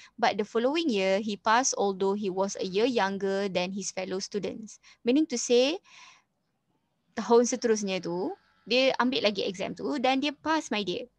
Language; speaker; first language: English; non-native, local second language; Malay